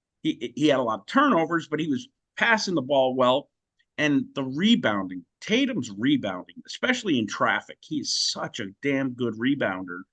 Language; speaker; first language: English; native; English